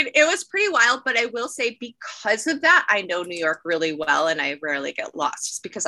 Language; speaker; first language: English; native; English